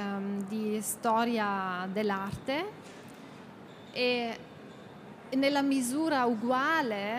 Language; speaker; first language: Italian; non-native, fluent; German